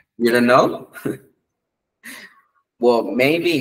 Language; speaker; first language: English; non-native, fluent; Spanish